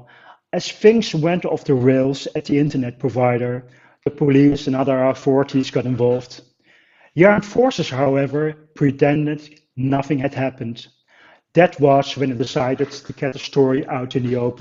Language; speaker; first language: English; non-native, fluent; Dutch